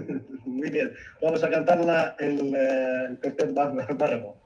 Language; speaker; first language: Spanish; non-native, fluent; Arabic